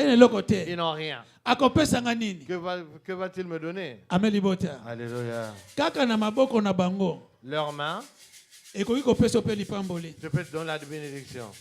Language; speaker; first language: French; non-native, local second language; Lingala